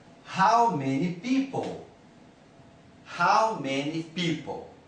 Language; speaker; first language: English; non-native, fluent; Portuguese